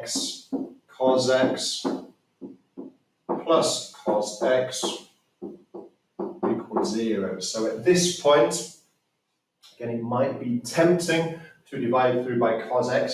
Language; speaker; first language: English; native; English